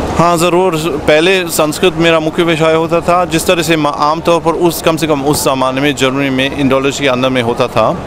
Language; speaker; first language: Hindi; non-native, fluent; German